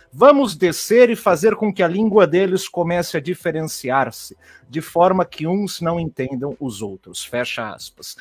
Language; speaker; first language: Portuguese; native; Portuguese